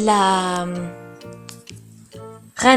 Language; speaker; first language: French; non-native, fluent; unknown